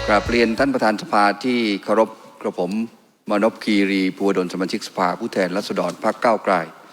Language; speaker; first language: Thai; non-native, local second language; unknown